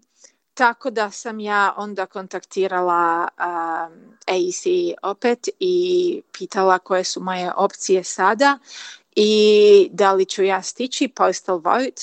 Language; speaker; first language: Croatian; early bilingual, heritage; Croatian